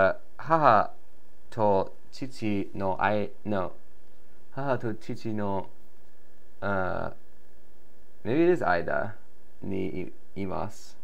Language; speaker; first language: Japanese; non-native, learner; English